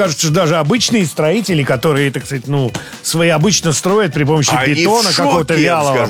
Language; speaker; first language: Russian; native; Russian